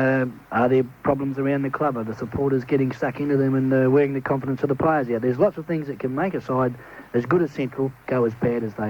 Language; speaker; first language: English; native; English